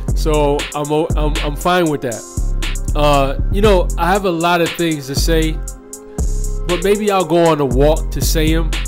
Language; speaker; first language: English; native; English